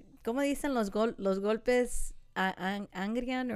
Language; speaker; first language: Spanish; early bilingual, heritage; Spanish